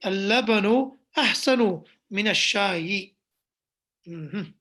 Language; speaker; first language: Arabic; non-native, fluent; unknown